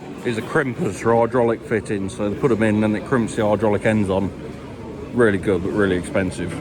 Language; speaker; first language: English; native; English